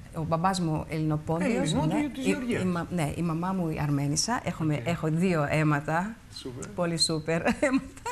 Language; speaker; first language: Greek; early bilingual, heritage; Greek